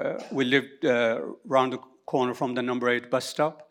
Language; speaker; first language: English; early bilingual, other home language; Urdu